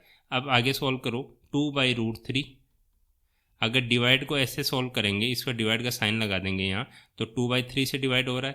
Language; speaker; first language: Hindi; native; Hindi